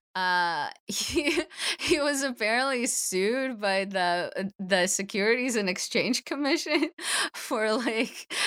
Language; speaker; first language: English; early bilingual, other home language; Russian